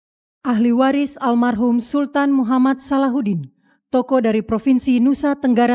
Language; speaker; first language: Indonesian; native; Indonesian